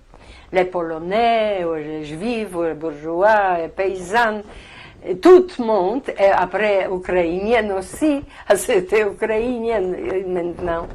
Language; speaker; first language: French; non-native, learner; Polish